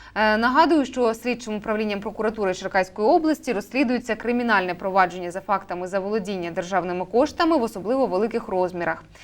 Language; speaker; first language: Ukrainian; native; Ukrainian